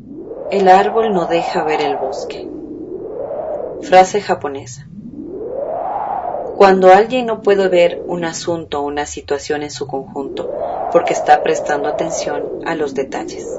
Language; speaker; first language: Spanish; native; Spanish